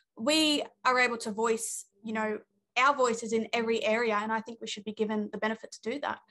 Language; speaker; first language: English; native; English